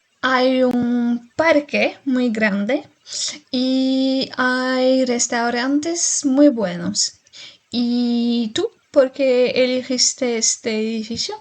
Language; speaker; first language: Spanish; non-native, learner; French